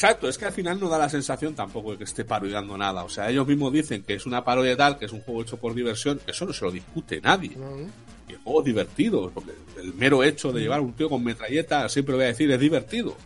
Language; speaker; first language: Spanish; native; Spanish